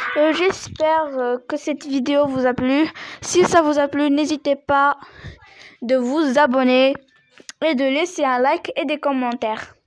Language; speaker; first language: French; non-native, local second language; Arabic